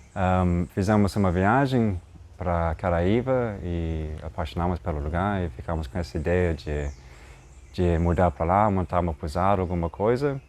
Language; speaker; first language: Portuguese; non-native, fluent; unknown